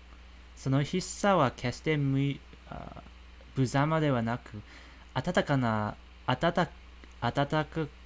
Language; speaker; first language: Japanese; non-native, fluent; English